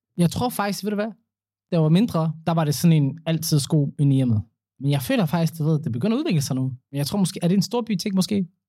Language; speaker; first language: Danish; early bilingual, other home language; Somali